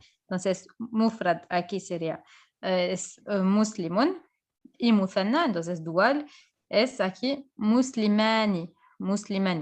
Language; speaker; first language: Spanish; non-native, fluent; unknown